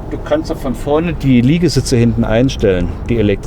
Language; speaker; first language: German; native; German